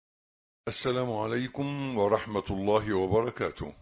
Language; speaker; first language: Arabic; native; Arabic